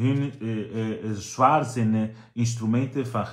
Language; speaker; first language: Dutch; non-native, fluent; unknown